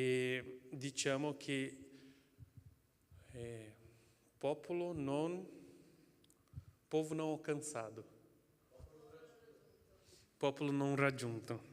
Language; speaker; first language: Italian; non-native, fluent; Portuguese